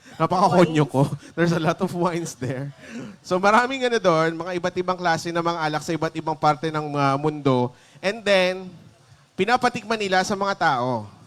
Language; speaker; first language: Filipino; native; Filipino